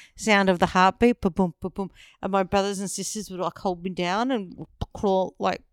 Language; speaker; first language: English; native; English